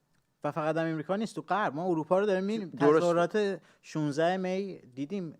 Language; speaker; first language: Persian; native; Persian